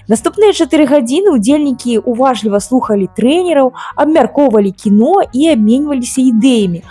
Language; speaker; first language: Belarusian; native; Belarusian